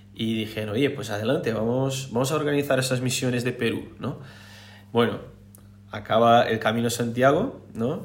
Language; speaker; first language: Spanish; non-native, fluent; Portuguese